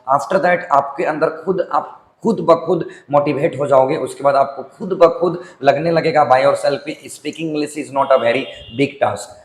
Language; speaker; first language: Hindi; native; Hindi